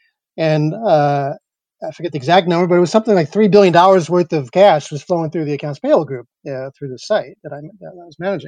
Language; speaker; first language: English; native; English